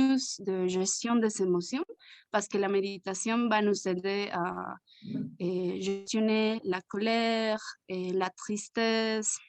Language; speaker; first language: French; non-native, learner; Spanish